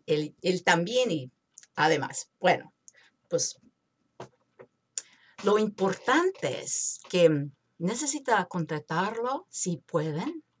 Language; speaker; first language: Spanish; non-native, fluent; English